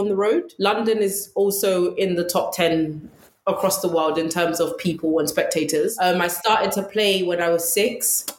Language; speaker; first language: English; native; English